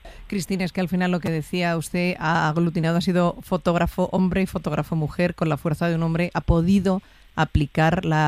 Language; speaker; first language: Spanish; native; Spanish